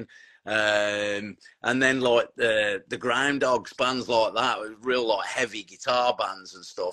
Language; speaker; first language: English; native; English